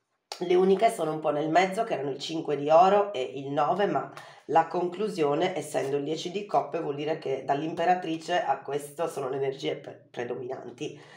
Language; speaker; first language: Italian; native; Italian